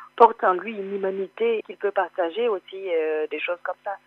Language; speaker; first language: French; non-native, local second language; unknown